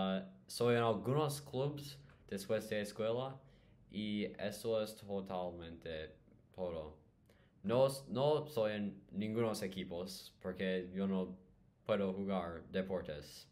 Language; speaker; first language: Spanish; non-native, learner; English